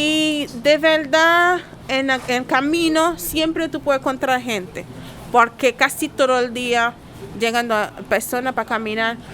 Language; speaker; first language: Spanish; non-native, learner; Haitian Creole